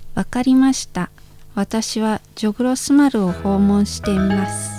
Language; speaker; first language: Japanese; non-native, fluent; Indonesian